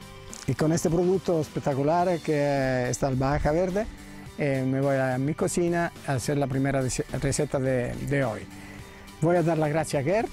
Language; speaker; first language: Spanish; non-native, fluent; Italian